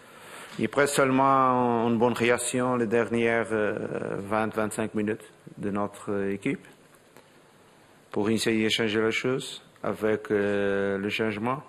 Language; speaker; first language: French; non-native, learner; Portuguese